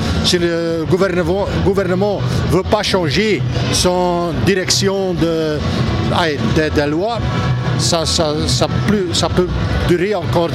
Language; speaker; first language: French; non-native, local second language; Dutch